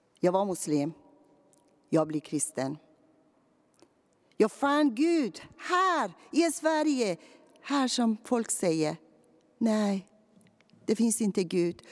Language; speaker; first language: Swedish; non-native, fluent; Persian